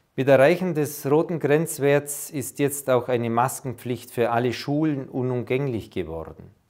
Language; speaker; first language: German; native; German